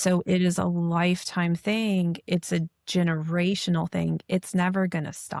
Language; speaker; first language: English; native; English